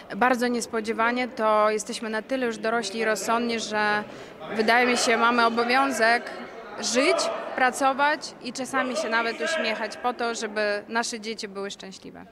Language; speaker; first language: Polish; non-native, fluent; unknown